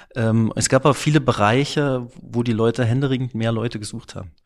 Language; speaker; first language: German; native; German